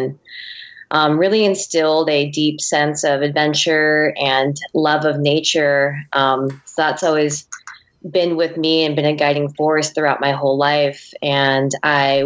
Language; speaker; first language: English; native; English